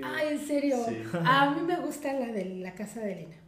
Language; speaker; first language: Spanish; native; Spanish